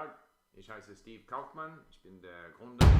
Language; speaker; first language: German; non-native, learner; English